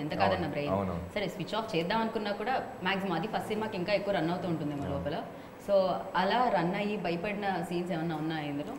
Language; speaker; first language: Telugu; native; Telugu